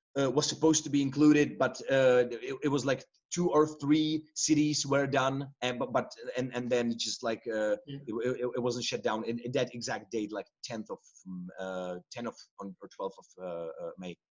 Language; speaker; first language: English; non-native, fluent; Czech